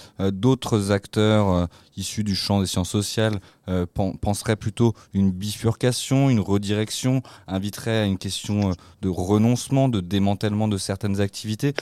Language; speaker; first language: French; native; French